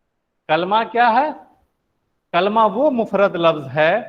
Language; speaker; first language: Urdu; native; Urdu